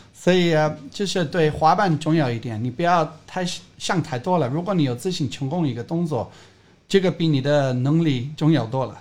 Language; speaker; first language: Chinese; non-native, fluent; English